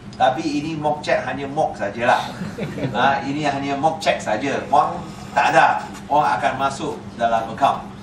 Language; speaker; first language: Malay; non-native, local second language; Chinese